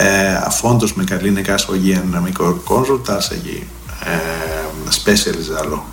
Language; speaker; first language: Hungarian; non-native, fluent; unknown